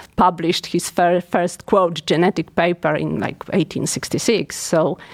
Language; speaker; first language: English; non-native, fluent; Polish